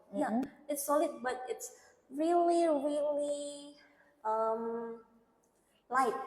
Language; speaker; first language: English; non-native, learner; Indonesian